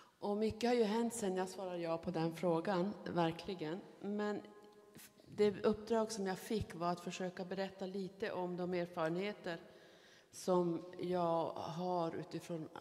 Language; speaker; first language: Swedish; native; Swedish